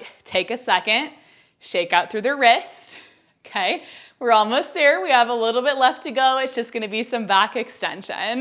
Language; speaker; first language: English; native; English